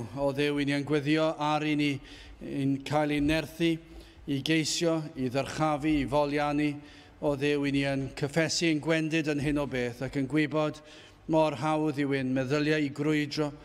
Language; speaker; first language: Welsh; native; Welsh